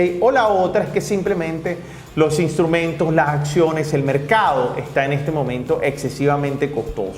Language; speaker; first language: Spanish; native; Spanish